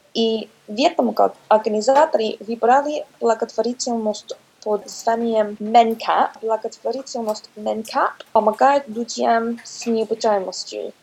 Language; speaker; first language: Russian; non-native, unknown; English